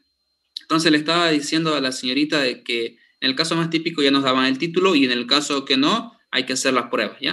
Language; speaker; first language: Spanish; native; Spanish